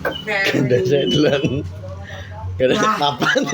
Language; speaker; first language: Indonesian; non-native, local second language; Javanese